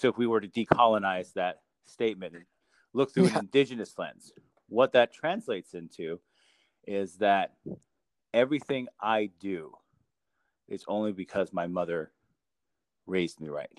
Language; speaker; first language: English; early bilingual, other home language; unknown